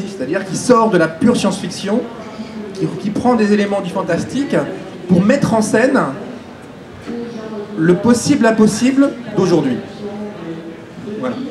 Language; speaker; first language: French; native; French